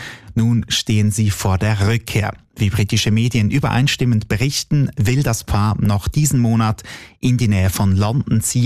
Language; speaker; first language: German; native; German